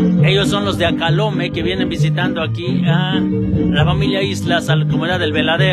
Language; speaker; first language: Spanish; native; Spanish